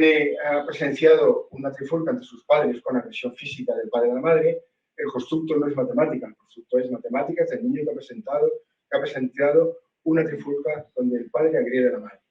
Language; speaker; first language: Spanish; native; Spanish